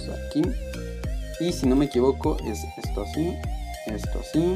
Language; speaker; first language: Spanish; native; Spanish